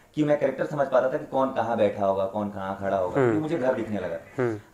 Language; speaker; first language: Hindi; native; Hindi